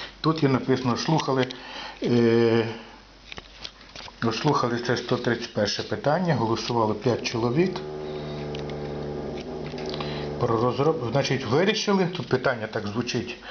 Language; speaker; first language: Ukrainian; native; Ukrainian